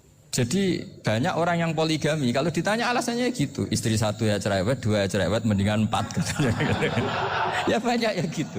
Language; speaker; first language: Indonesian; non-native, local second language; Javanese